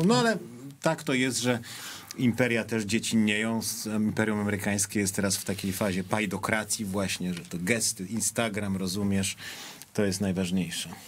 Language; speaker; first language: Polish; native; Polish